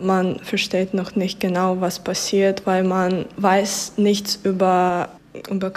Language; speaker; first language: German; early bilingual, other home language; Ukrainian